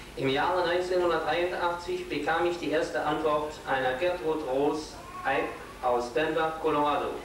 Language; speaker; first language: German; non-native, local second language; Swiss German